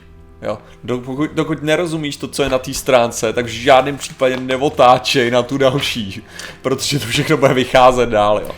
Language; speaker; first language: Czech; native; Czech